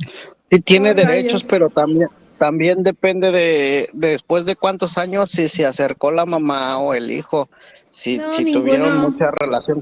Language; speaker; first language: Spanish; native; Spanish